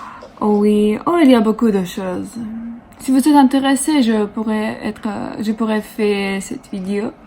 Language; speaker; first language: French; non-native, learner; Russian